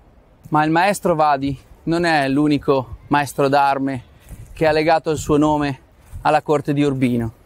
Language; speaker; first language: Italian; native; Italian